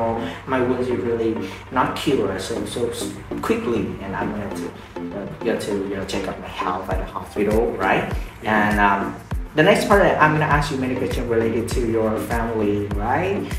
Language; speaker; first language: English; non-native, fluent; Vietnamese